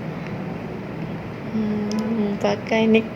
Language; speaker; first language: Indonesian; non-native, learner; Malay